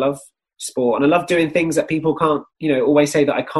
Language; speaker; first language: English; native; English